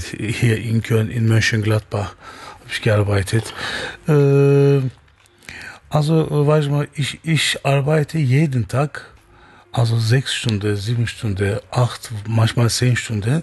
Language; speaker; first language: German; non-native, learner; Turkish